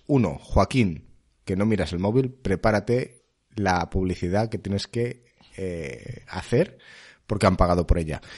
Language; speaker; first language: Spanish; native; Spanish